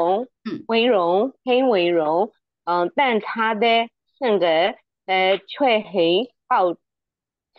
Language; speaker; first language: Chinese; non-native, learner; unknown